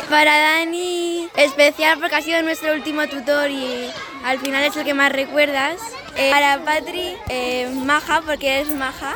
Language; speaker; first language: Spanish; native; Spanish